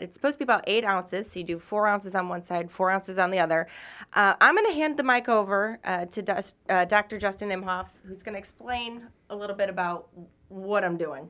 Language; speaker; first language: English; native; English